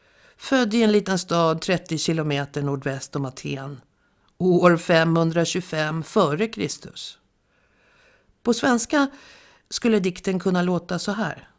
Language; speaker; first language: Swedish; native; Swedish